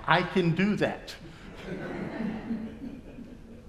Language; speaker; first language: English; native; English